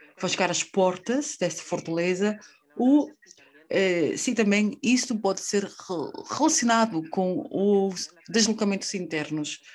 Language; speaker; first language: Portuguese; non-native, fluent; Spanish